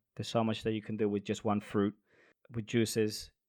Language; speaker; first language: English; non-native, fluent; Spanish